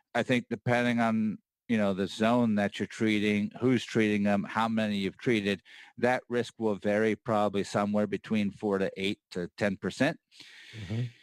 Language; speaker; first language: English; native; English